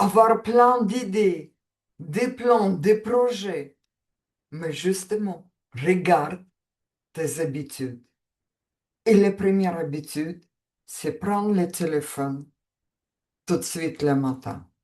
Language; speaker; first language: French; non-native, fluent; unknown